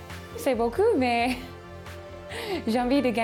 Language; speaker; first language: French; non-native, learner; English